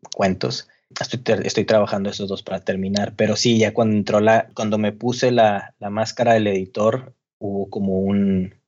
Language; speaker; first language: Spanish; native; Spanish